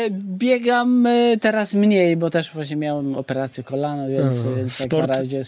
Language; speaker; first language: Polish; non-native, fluent; Albanian